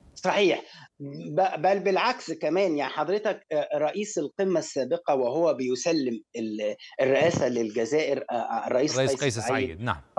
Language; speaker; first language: Arabic; native; Arabic